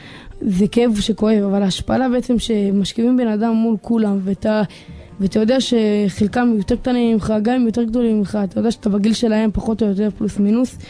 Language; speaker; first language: Hebrew; native; Hebrew